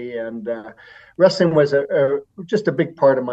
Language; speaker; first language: English; native; English